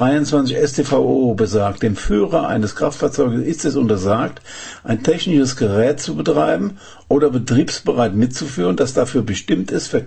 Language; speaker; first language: German; native; German